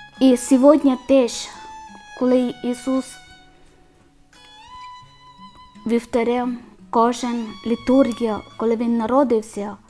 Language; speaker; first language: Ukrainian; non-native, learner; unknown